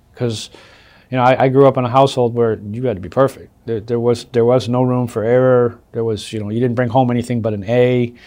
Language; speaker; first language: English; native; English